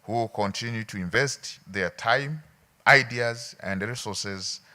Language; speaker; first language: English; non-native, local second language; Swahili